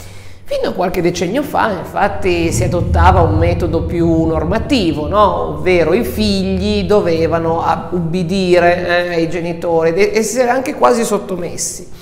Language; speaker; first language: Italian; native; Italian